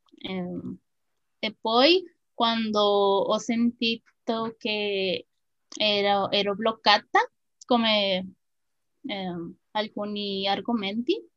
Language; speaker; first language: Italian; non-native, learner; Spanish